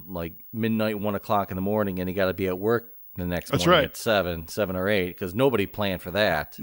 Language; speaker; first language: English; native; English